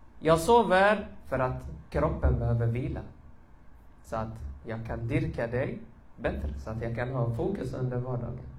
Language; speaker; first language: Swedish; early bilingual, other home language; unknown